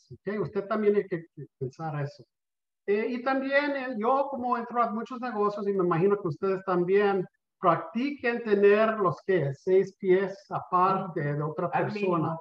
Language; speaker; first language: Spanish; early bilingual, heritage; Spanish